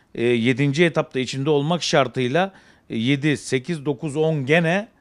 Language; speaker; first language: Turkish; native; Turkish